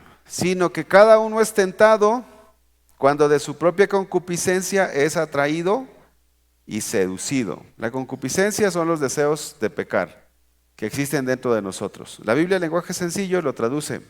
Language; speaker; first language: Spanish; native; Spanish